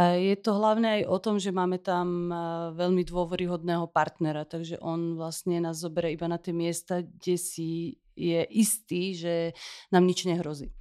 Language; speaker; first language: Slovak; early bilingual, heritage; Slovak